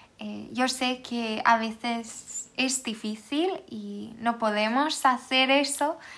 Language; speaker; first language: Spanish; non-native, fluent; Swedish